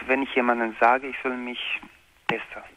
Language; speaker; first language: German; non-native, learner; Croatian